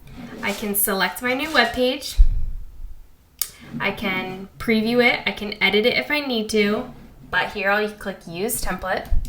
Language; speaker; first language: English; native; English